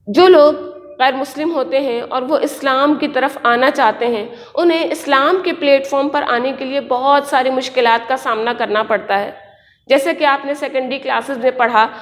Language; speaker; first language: Urdu; native; Urdu